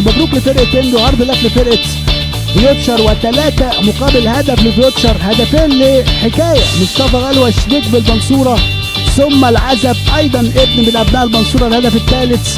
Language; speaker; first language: Arabic; native; Arabic